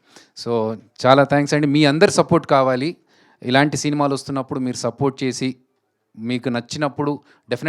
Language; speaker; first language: Telugu; native; Telugu